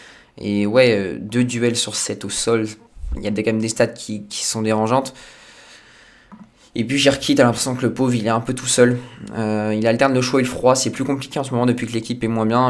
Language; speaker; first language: French; native; French